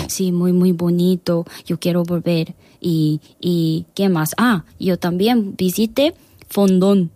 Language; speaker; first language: Spanish; non-native, learner; Korean